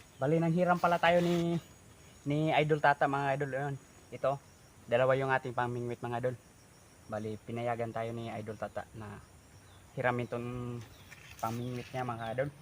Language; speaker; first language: Filipino; non-native, local second language; Cebuano